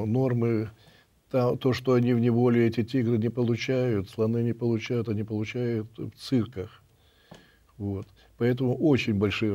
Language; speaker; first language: Russian; native; Russian